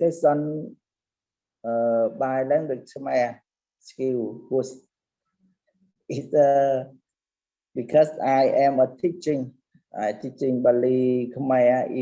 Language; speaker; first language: English; non-native, learner; Khmer